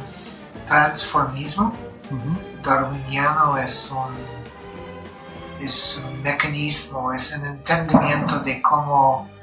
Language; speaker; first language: Spanish; non-native, fluent; English